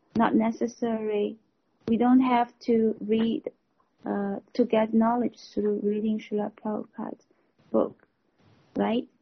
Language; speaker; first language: English; non-native, fluent; Chinese